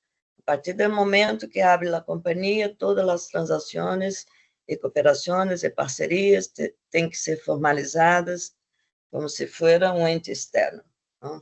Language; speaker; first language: Portuguese; non-native, fluent; Spanish